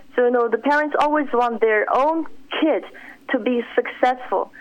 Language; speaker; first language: English; non-native, fluent; Chinese